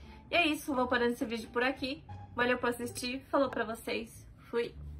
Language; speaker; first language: Portuguese; native; Portuguese